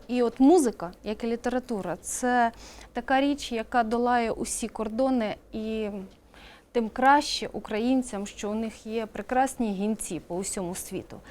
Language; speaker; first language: Ukrainian; native; Ukrainian